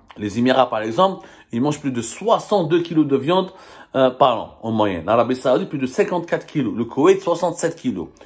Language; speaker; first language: French; non-native, local second language; Arabic